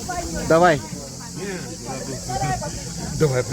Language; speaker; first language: Russian; non-native, fluent; Urdu